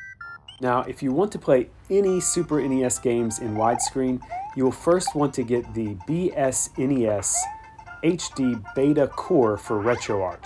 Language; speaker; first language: English; native; English